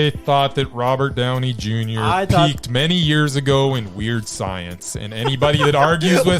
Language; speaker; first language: English; native; English